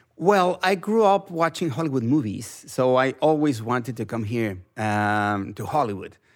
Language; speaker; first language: English; non-native, fluent; Spanish